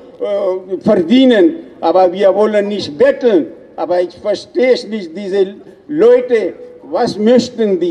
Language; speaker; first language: German; non-native, learner; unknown